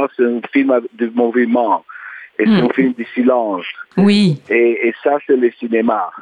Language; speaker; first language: French; non-native, learner; Italian